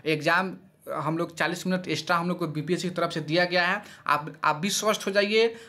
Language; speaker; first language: Hindi; native; Hindi